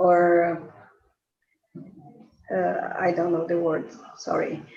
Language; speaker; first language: English; non-native, learner; Portuguese